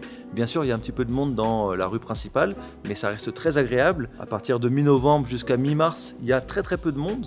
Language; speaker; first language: French; native; French